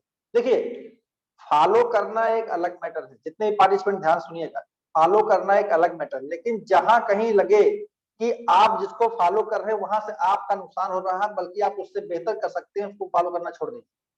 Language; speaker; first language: Hindi; native; Hindi